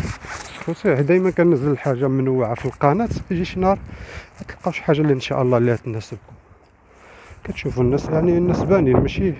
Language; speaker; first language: Arabic; native; Arabic